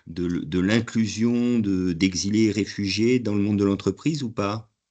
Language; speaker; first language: French; native; French